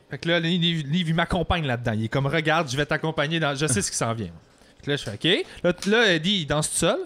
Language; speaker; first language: French; native; French